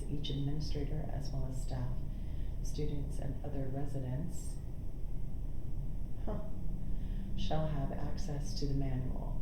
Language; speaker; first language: English; native; English